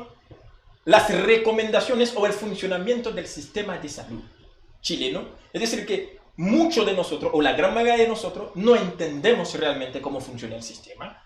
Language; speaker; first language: Spanish; non-native, fluent; Haitian Creole